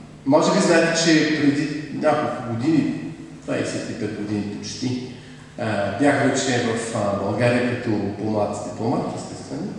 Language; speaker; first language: Bulgarian; non-native, fluent; French